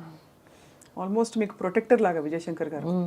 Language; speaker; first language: Telugu; native; Telugu